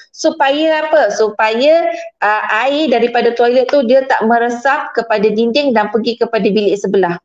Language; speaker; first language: Malay; native; Malay